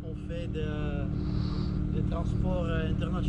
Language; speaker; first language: French; non-native, fluent; Dutch